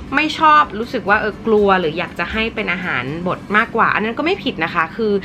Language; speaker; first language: Thai; early bilingual, heritage; English